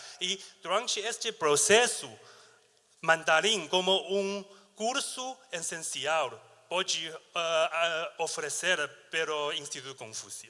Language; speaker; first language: Portuguese; non-native, learner; Chinese